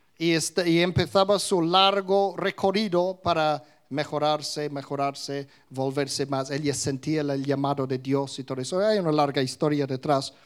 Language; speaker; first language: Spanish; non-native, fluent; English